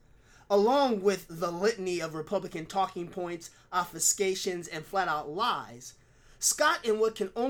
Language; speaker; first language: English; native; English